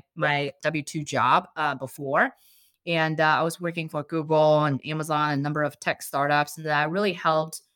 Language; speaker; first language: English; non-native, fluent; Chinese